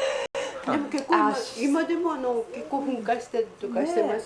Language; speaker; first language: Japanese; native; Japanese